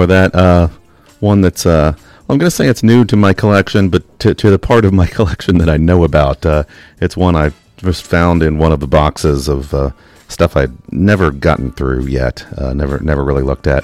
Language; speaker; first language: English; native; English